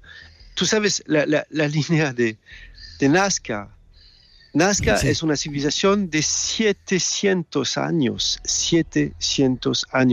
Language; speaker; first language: Spanish; non-native, fluent; French